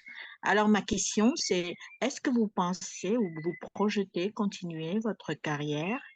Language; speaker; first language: French; non-native, fluent; Khmer